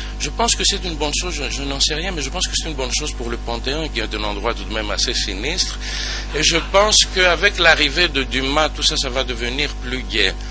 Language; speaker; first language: French; non-native, fluent; Greek